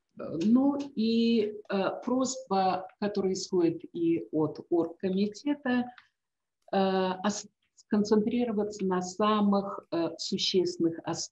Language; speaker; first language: Russian; native; Russian